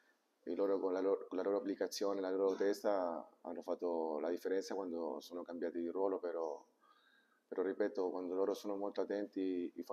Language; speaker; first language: Italian; non-native, fluent; Spanish